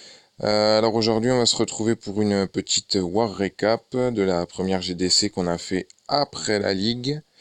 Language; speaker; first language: French; native; French